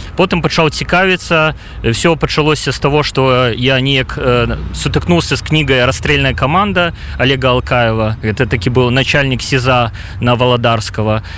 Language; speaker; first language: Belarusian; non-native, local second language; Russian